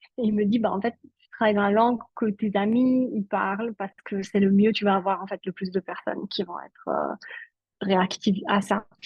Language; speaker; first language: French; non-native, local second language; Italian